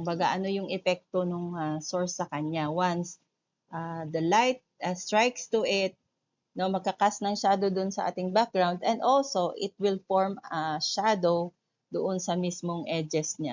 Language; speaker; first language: Filipino; native; Filipino